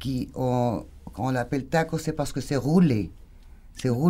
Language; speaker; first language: French; non-native, fluent; Spanish